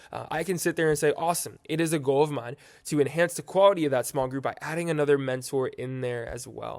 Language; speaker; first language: English; native; English